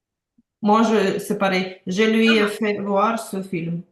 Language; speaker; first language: French; non-native, learner; Ukrainian